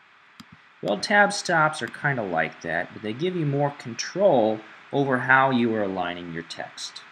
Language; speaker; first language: English; native; English